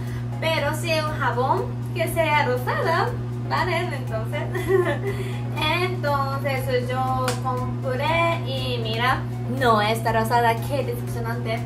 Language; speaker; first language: Spanish; non-native, learner; Japanese